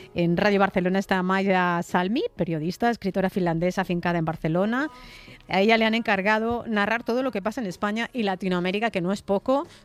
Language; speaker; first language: Spanish; native; Spanish